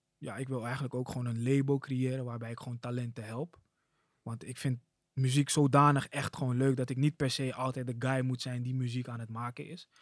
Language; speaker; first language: Dutch; early bilingual, other home language; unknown